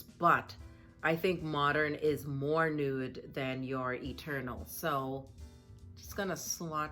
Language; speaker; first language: English; native; English